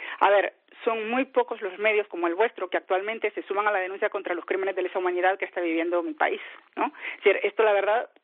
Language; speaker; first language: Spanish; native; Spanish